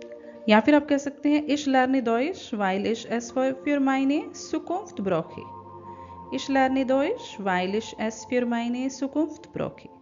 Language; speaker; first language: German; non-native, fluent; Hindi